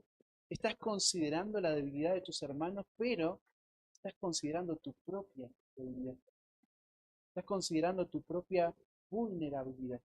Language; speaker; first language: Spanish; native; Spanish